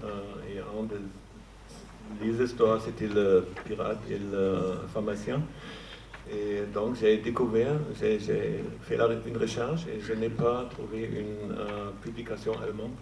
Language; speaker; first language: French; non-native, fluent; German